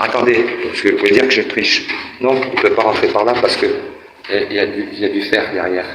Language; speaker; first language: French; native; French